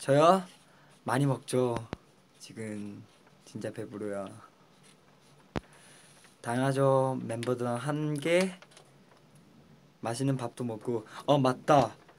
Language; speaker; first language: Korean; non-native, fluent; Chinese